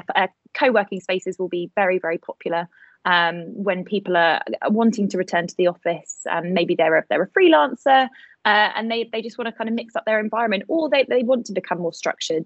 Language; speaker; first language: English; native; English